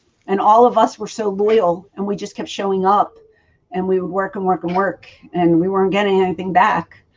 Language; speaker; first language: English; native; English